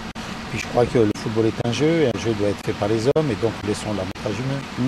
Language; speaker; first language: French; native; French